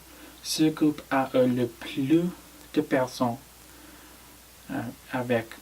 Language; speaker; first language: French; non-native, learner; English